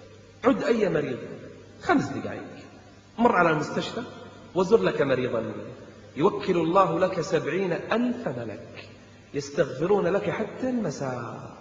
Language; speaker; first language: Arabic; native; Arabic